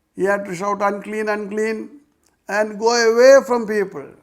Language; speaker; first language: English; non-native, local second language; Malayalam